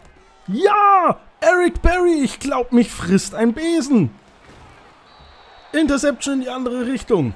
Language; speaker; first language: German; native; German